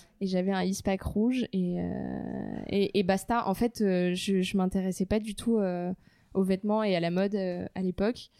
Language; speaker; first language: French; native; French